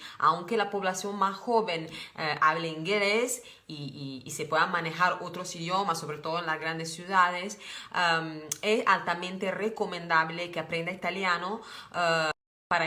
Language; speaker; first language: Spanish; non-native, fluent; Italian